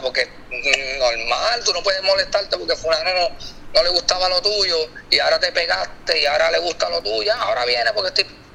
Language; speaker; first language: Spanish; native; Spanish